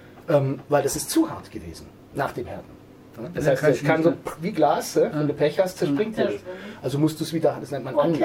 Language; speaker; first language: German; native; German